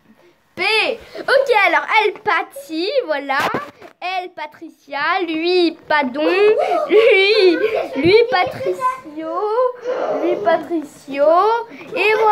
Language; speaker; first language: French; native; French